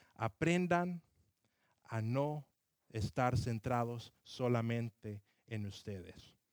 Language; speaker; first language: Spanish; early bilingual, other home language; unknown